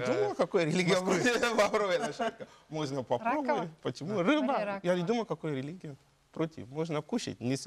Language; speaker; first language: Russian; non-native, learner; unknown